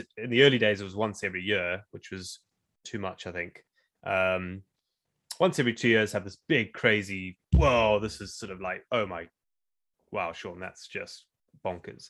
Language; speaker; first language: English; native; English